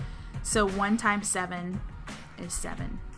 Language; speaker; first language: English; native; English